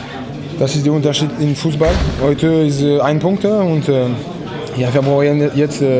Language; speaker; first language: German; non-native, fluent; French